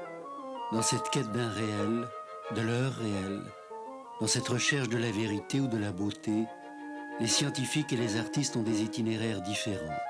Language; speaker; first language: French; native; French